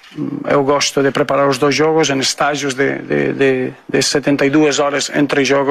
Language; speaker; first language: Portuguese; non-native, fluent; Spanish